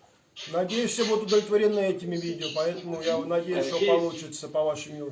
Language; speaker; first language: Russian; native; Russian